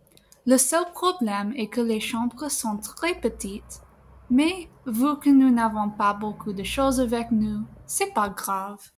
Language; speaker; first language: French; non-native, fluent; English